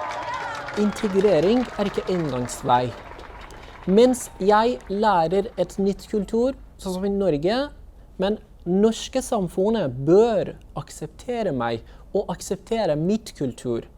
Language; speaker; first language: Norwegian; non-native, learner; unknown